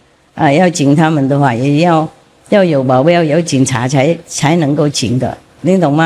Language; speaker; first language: Chinese; non-native, fluent; Vietnamese